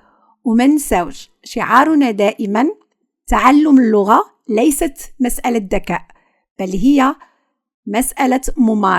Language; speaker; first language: Arabic; native; Arabic